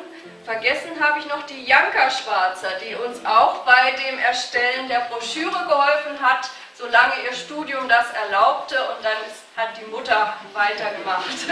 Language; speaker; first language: German; native; German